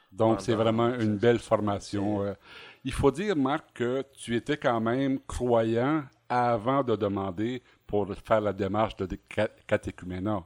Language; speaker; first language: French; native; French